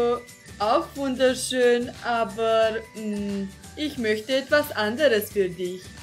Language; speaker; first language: German; non-native, fluent; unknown